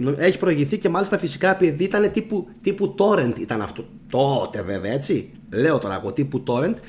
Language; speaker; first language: Greek; early bilingual, heritage; Greek